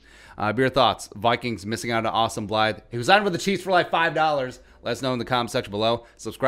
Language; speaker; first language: English; native; English